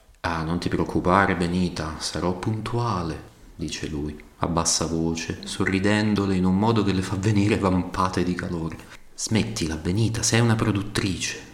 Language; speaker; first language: Italian; native; Italian